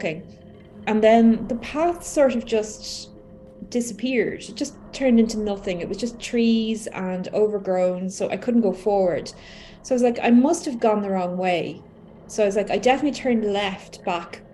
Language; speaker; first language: English; native; English